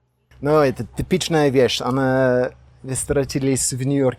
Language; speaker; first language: Russian; non-native, learner; English